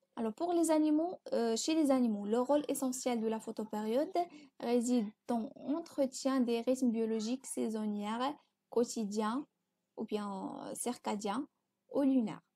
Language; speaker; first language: French; non-native, local second language; Arabic